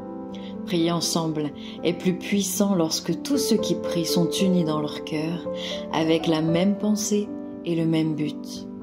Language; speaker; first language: French; native; French